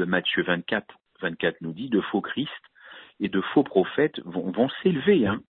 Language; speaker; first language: French; native; French